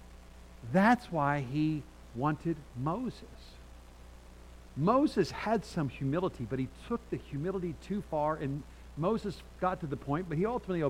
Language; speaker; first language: English; native; English